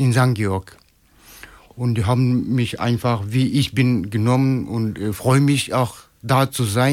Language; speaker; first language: German; non-native, fluent; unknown